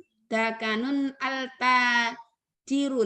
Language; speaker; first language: Arabic; non-native, learner; Indonesian